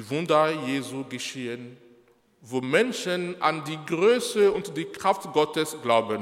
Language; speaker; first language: German; non-native, fluent; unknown